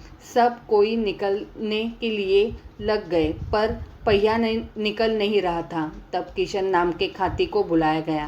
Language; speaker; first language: Hindi; native; Hindi